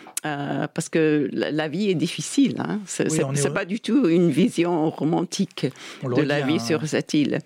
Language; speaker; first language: French; non-native, fluent; English